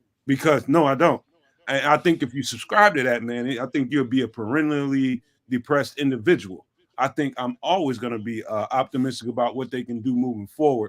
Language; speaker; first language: English; native; English